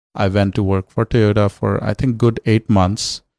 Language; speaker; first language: English; non-native, local second language; Hindi